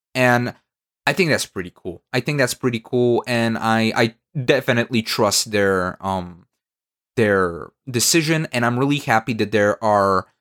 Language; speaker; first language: English; non-native, fluent; Bulgarian